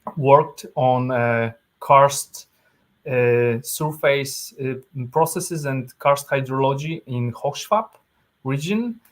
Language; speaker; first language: English; non-native, fluent; Polish